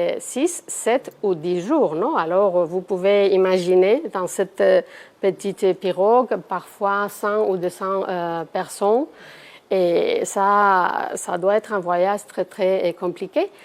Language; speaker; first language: French; non-native, fluent; Spanish